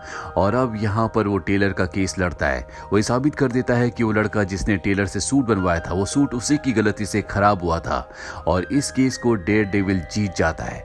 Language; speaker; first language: Hindi; native; Hindi